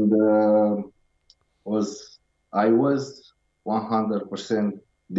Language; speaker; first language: English; non-native, learner; Romanian